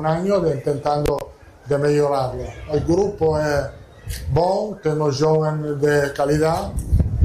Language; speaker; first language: Portuguese; non-native, fluent; Italian